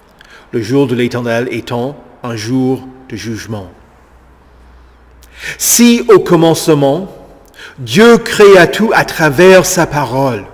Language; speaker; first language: French; native; French